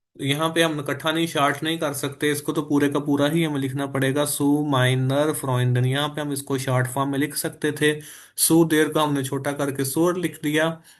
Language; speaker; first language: Urdu; native; Urdu